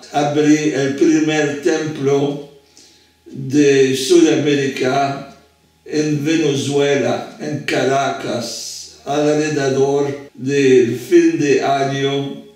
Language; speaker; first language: Spanish; non-native, fluent; French